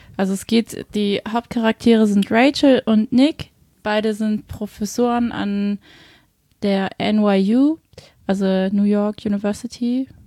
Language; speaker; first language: German; early bilingual, other home language; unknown